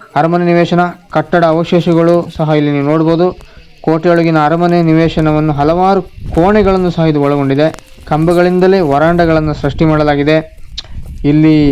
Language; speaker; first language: Kannada; native; Kannada